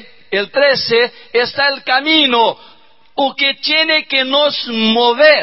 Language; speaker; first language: Spanish; non-native, learner; Portuguese